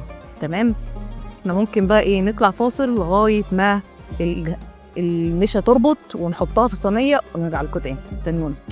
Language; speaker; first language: Arabic; native; Arabic